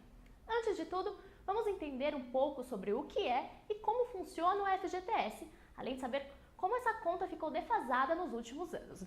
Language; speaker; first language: Portuguese; native; Portuguese